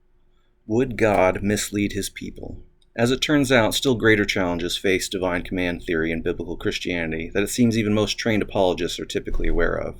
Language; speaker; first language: English; native; English